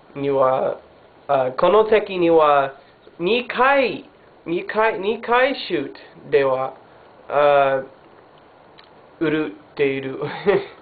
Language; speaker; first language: Japanese; non-native, learner; English